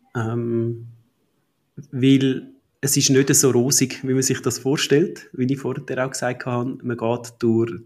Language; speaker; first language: German; native; German